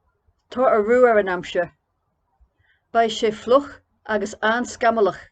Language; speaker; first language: Irish; non-native, learner; English